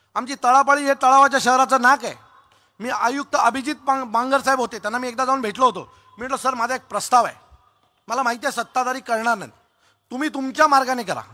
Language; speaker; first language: Marathi; native; Marathi